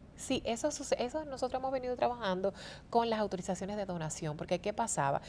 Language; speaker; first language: Spanish; native; Spanish